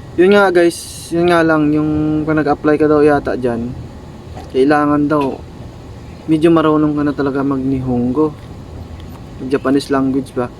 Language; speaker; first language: Filipino; native; Filipino